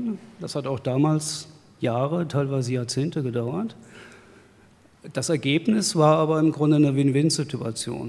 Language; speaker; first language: German; native; German